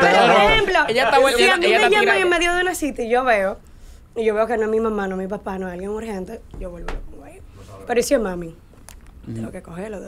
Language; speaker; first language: Spanish; native; Spanish